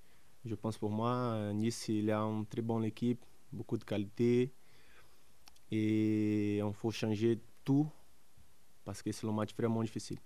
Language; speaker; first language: French; non-native, learner; Portuguese